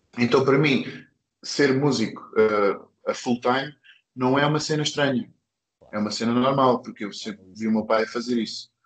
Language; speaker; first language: Portuguese; early bilingual, other home language; English